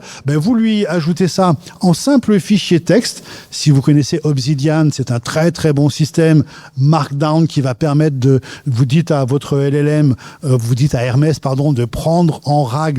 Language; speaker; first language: French; native; French